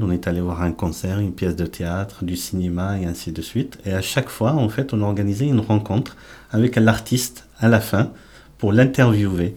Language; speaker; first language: French; native; French